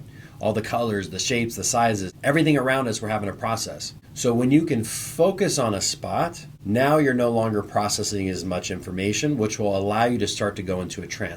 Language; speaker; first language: English; native; English